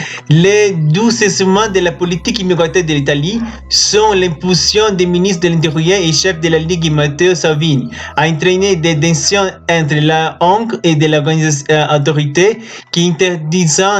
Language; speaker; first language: French; non-native, learner; Spanish